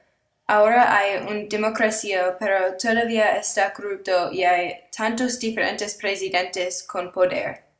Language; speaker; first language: Spanish; non-native, learner; English